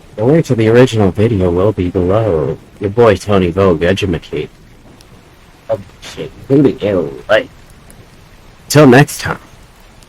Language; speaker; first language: English; native; English